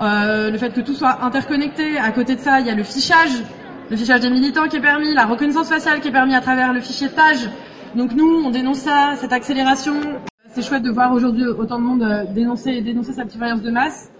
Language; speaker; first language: French; native; French